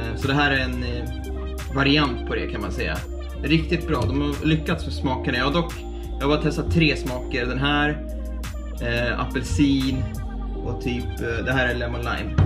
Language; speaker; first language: Swedish; early bilingual, other home language; Estonian